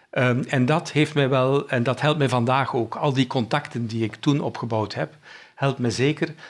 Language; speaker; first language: Dutch; native; Dutch